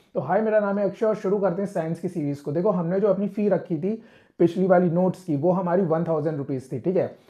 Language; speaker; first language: Hindi; non-native, local second language; Punjabi